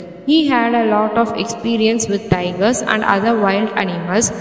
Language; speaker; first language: English; non-native, local second language; Tamil